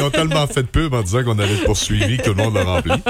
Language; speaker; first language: French; native; French